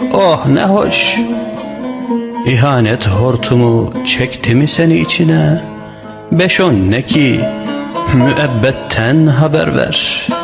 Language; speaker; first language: Turkish; native; Turkish